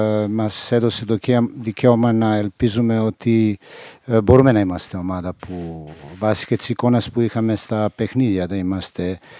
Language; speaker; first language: Greek; non-native, fluent; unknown